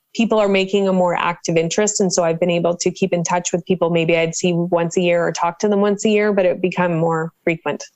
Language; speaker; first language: English; native; English